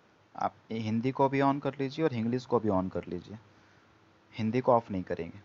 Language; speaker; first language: Hindi; native; Hindi